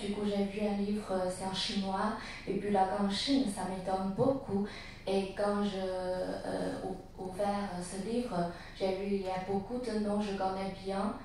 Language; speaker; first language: French; non-native, learner; Chinese